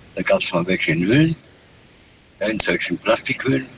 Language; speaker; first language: German; native; German